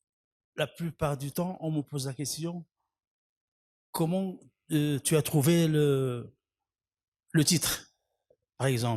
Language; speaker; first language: French; non-native, local second language; Arabic